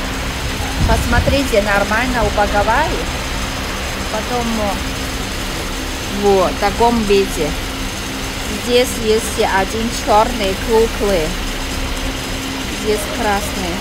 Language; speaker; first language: Russian; non-native, learner; Chinese